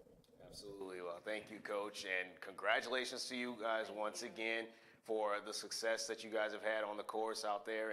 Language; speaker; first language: English; native; English